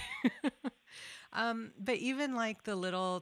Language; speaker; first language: English; non-native, local second language; Bangla